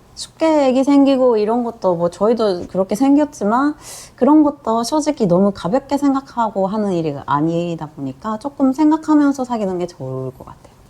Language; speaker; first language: Korean; non-native, fluent; Japanese